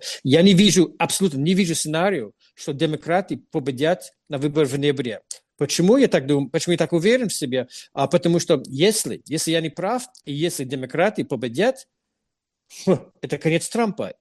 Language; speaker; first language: Russian; non-native, fluent; English